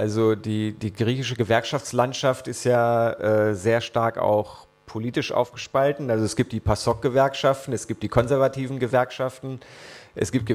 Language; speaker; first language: German; native; German